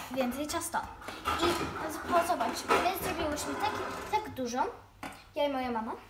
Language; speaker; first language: Polish; early bilingual, heritage; Polish